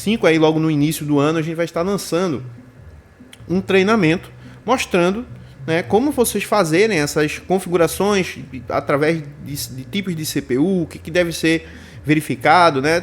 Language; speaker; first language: Portuguese; native; Portuguese